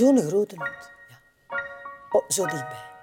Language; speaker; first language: Dutch; native; Dutch